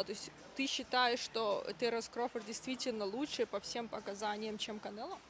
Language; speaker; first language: Russian; native; Russian